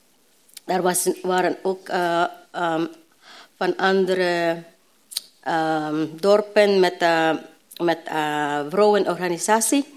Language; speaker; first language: Dutch; non-native, learner; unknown